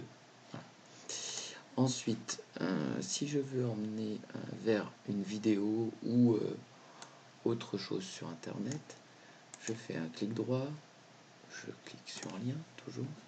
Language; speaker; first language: French; native; French